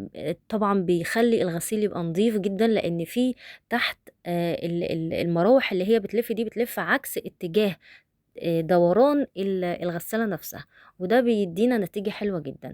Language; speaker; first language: Arabic; native; Arabic